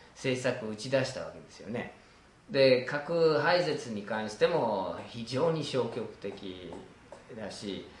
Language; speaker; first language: Japanese; non-native, fluent; English